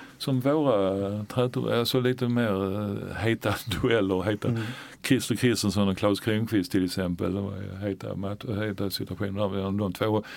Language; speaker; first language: Swedish; native; Swedish